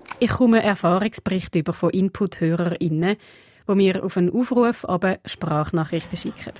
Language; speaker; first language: German; early bilingual, other home language; Portuguese